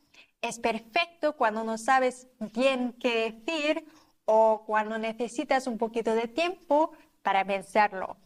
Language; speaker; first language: Spanish; non-native, fluent; German